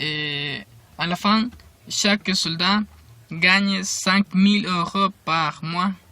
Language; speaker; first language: French; non-native, learner; Spanish